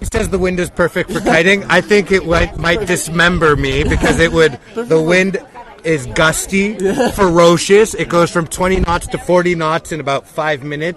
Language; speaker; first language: English; native; English